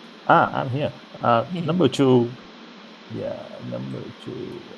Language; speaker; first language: English; non-native, learner; Vietnamese